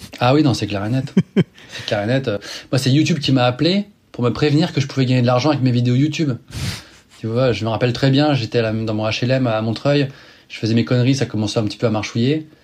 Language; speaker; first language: French; native; French